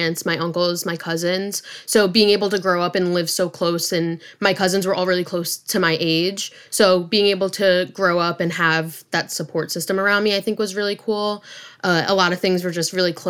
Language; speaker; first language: English; native; English